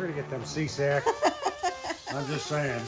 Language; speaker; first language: English; native; English